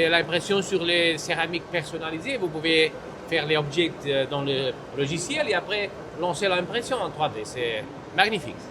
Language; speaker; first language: French; non-native, fluent; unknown